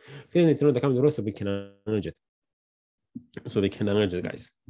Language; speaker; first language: English; non-native, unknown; Hebrew